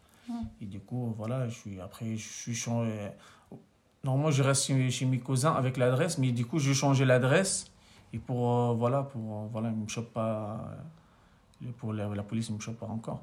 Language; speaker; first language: French; non-native, local second language; Arabic